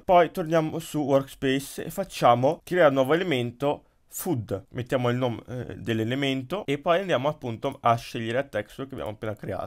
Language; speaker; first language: Italian; native; Italian